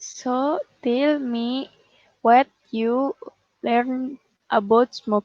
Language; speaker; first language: English; non-native, learner; Indonesian